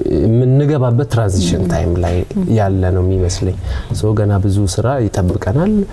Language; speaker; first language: Amharic; native; Amharic